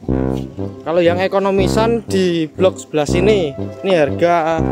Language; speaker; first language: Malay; non-native, local second language; Javanese